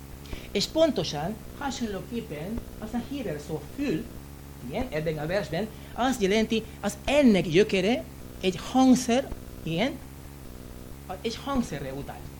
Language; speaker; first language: Hungarian; non-native, learner; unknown